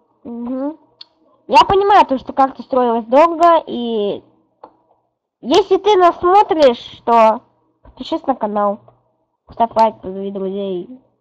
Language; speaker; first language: Russian; native; Russian